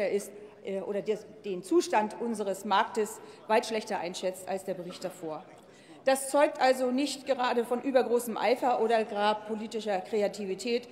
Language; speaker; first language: German; native; German